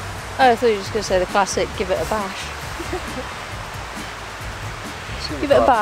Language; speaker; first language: English; native; English